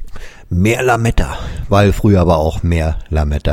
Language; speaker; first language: German; native; German